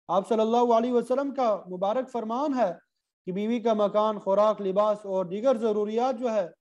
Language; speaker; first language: Urdu; native; Urdu